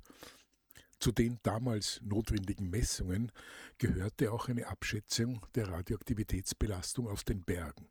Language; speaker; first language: German; native; German